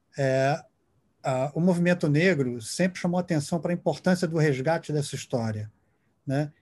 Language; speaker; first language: Portuguese; native; Portuguese